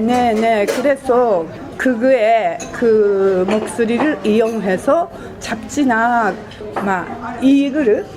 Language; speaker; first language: Korean; non-native, fluent; Japanese